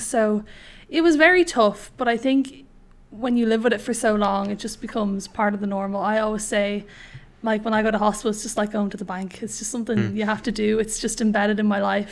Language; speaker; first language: English; native; English